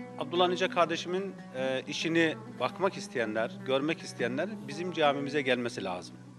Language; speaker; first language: Turkish; native; Turkish